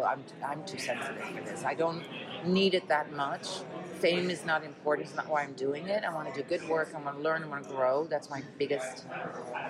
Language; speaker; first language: English; non-native, fluent; Dutch